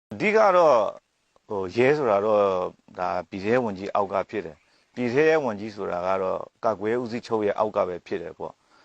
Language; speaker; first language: Burmese; non-native, local second language; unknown